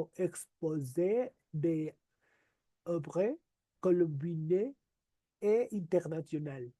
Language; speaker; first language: French; non-native, learner; Spanish